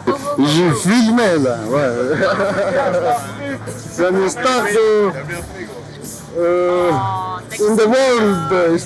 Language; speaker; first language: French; non-native, learner; Mongolian